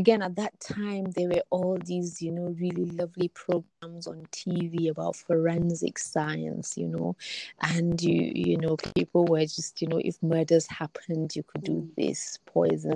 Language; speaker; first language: English; non-native, local second language; Hausa